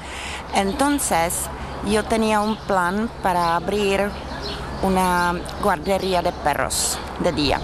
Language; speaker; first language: Spanish; non-native, fluent; Czech